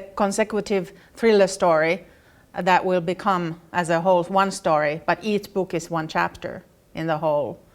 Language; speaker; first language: English; non-native, fluent; Finnish